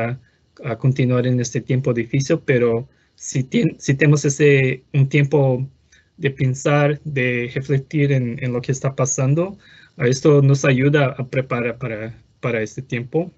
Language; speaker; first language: Spanish; non-native, fluent; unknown